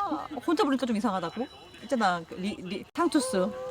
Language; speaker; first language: Korean; native; Korean